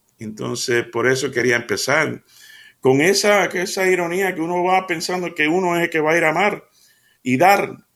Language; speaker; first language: Spanish; early bilingual, heritage; Spanish